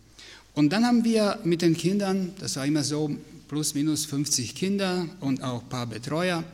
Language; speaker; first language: German; non-native, fluent; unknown